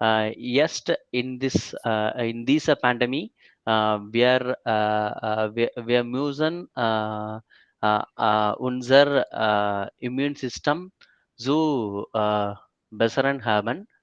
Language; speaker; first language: German; non-native, learner; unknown